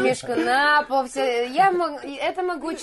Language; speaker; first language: Russian; early bilingual, heritage; Russian